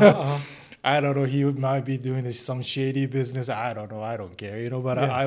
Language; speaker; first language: English; non-native, learner; Japanese